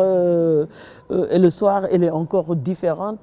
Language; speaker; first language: French; non-native, local second language; Wolof